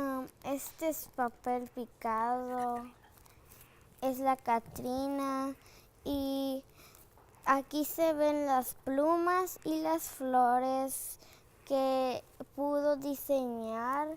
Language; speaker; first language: Spanish; early bilingual, other home language; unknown